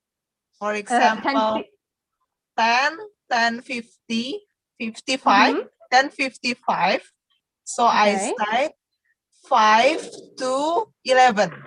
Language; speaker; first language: English; non-native, learner; Indonesian